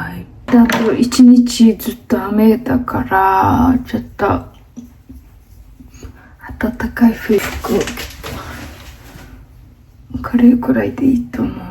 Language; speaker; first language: Japanese; non-native, fluent; Mongolian